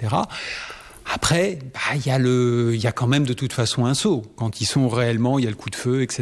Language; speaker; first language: French; native; French